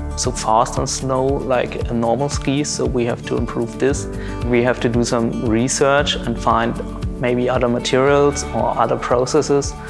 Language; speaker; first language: English; non-native, fluent; German